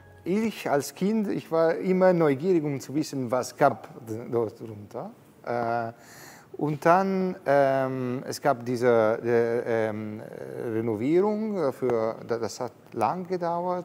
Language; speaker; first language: German; non-native, fluent; Italian